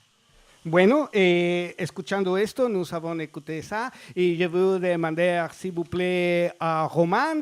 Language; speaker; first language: French; non-native, fluent; Spanish